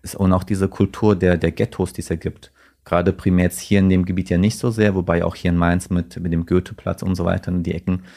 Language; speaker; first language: German; early bilingual, other home language; Turkish